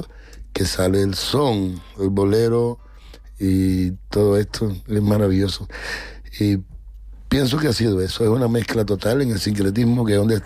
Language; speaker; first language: Spanish; native; Spanish